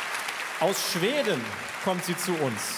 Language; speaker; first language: German; native; German